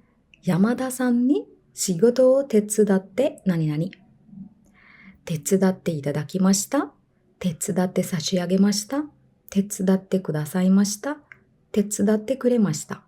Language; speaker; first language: Japanese; non-native, fluent; Sinhala